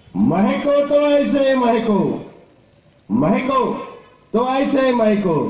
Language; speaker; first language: Hindi; non-native, local second language; Marathi